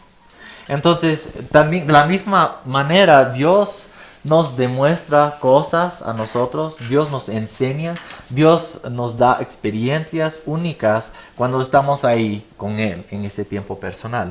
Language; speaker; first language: Spanish; non-native, fluent; English